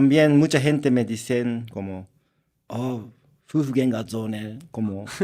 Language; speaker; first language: Spanish; non-native, learner; Japanese